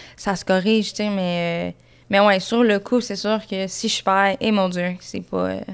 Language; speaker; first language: French; native; French